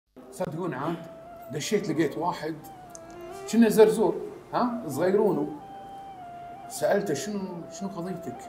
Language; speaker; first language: Arabic; native; Arabic